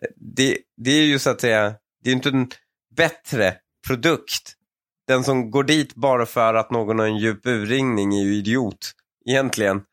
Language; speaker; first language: Swedish; early bilingual, other home language; Persian